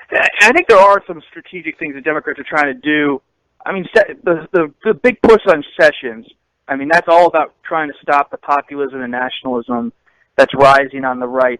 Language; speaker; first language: English; native; English